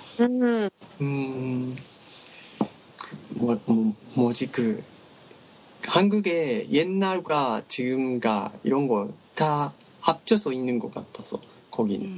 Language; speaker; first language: Korean; non-native, learner; Japanese